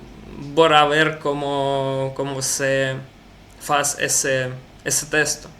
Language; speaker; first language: Portuguese; non-native, learner; Russian